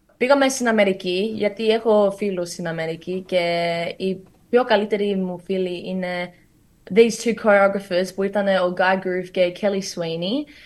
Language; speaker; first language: Greek; early bilingual, heritage; Greek